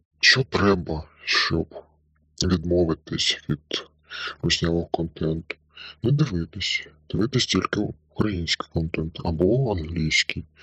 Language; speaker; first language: Ukrainian; non-native, local second language; Russian